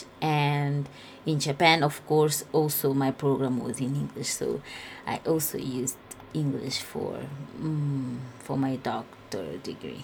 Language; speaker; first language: English; non-native, fluent; Portuguese